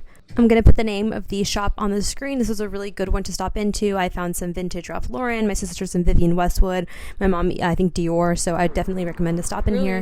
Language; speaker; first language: English; native; English